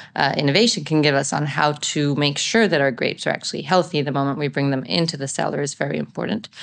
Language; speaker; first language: English; non-native, fluent; Italian